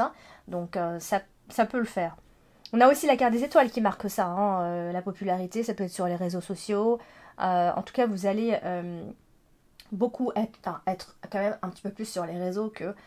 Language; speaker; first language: French; native; French